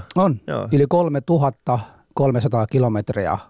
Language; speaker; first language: Finnish; non-native, fluent; Somali